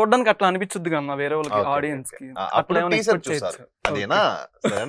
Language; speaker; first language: Telugu; native; Telugu